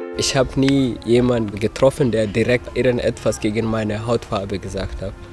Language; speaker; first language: German; non-native, fluent; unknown